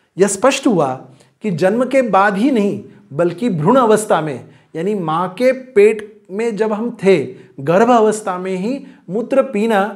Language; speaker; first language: Hindi; non-native, local second language; Marathi